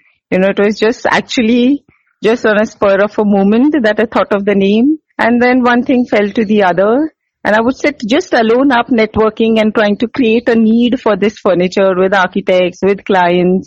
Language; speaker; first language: English; non-native, local second language; Hindi